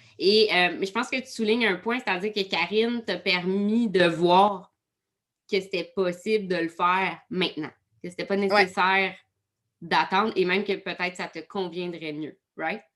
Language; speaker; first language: French; native; French